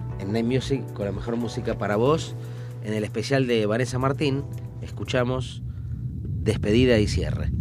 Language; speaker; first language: Spanish; native; Spanish